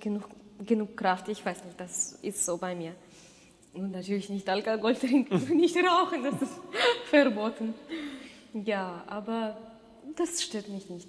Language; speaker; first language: German; non-native, fluent; Russian